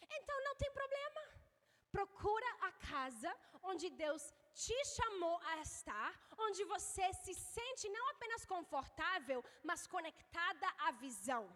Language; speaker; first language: Portuguese; non-native, fluent; English